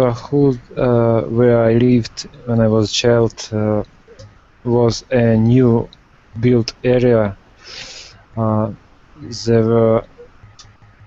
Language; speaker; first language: English; non-native, learner; Russian